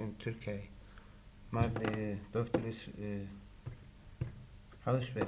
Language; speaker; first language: Dutch; non-native, learner; Turkish